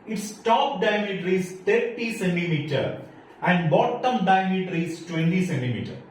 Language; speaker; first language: English; non-native, local second language; Malayalam